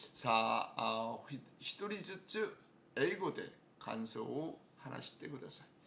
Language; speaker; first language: Japanese; non-native, fluent; Korean